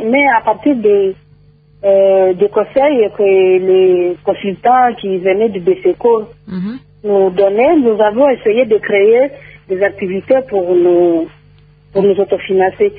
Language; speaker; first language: French; non-native, local second language; Nande